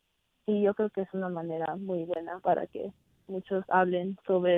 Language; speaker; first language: Spanish; early bilingual, heritage; Spanish